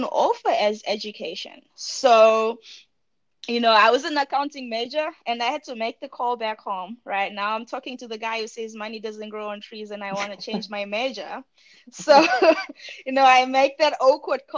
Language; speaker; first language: English; non-native, local second language; Shona